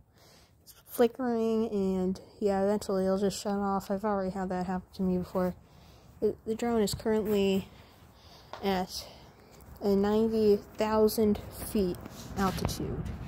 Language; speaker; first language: English; native; English